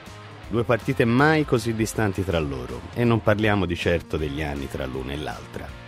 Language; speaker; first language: Italian; native; Italian